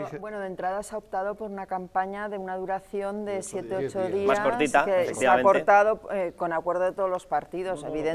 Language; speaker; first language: Spanish; native; Spanish